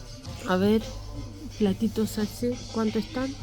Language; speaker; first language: Spanish; non-native, fluent; Russian